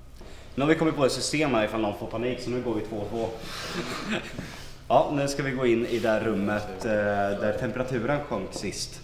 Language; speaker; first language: Swedish; native; Swedish